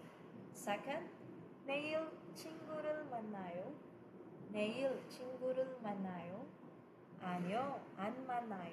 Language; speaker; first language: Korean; non-native, fluent; Cebuano